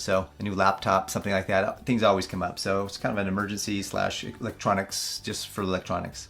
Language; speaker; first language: English; native; English